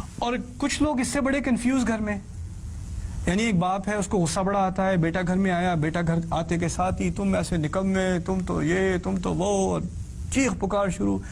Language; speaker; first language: Urdu; early bilingual, heritage; Urdu